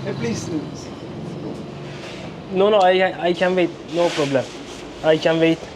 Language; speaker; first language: English; non-native, learner; Turkish